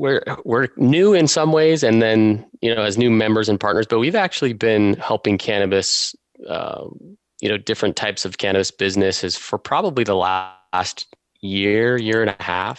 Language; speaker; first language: English; native; English